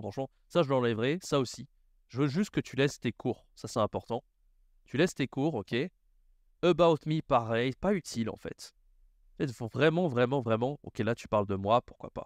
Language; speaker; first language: French; native; French